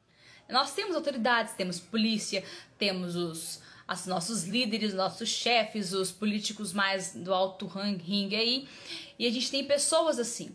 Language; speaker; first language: Portuguese; native; Portuguese